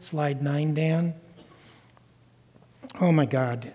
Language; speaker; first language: English; native; English